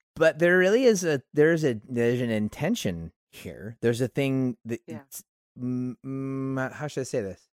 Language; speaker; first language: English; native; English